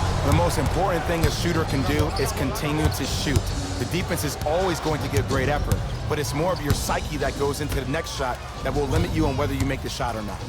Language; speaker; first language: English; native; English